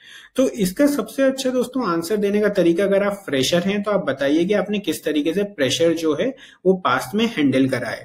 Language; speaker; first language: Hindi; native; Hindi